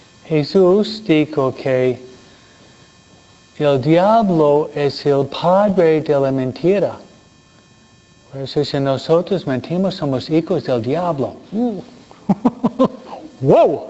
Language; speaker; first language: Spanish; non-native, fluent; English